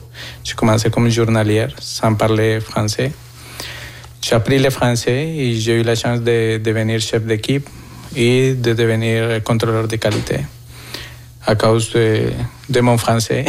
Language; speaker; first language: French; non-native, fluent; Spanish